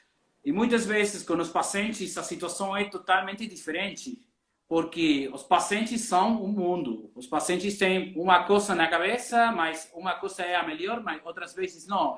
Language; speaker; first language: Portuguese; non-native, learner; Spanish